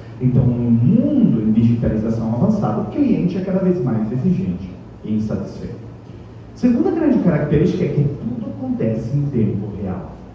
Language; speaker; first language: Portuguese; non-native, fluent; Italian